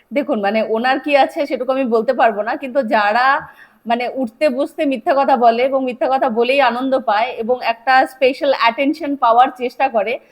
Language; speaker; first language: Bangla; native; Bangla